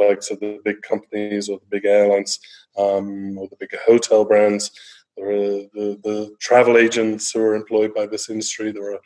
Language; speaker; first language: English; native; English